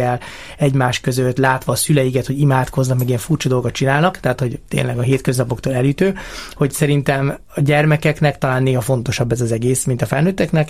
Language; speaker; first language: Hungarian; native; Hungarian